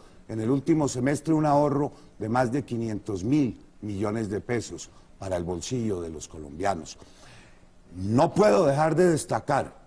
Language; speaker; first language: Spanish; native; Spanish